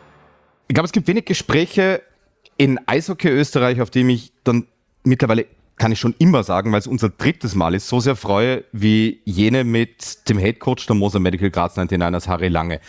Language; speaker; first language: German; native; German